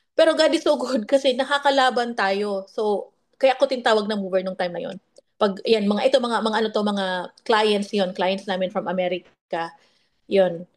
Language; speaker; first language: Filipino; non-native, local second language; Bikol